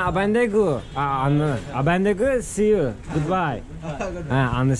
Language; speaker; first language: English; non-native, learner; Turkish